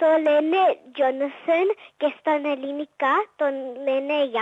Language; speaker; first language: Greek; early bilingual, heritage; Greek